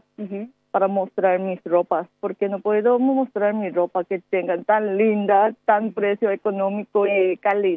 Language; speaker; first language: Spanish; non-native, learner; Korean